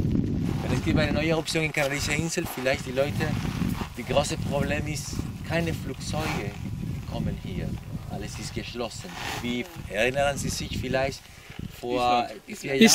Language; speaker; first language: German; non-native, learner; Spanish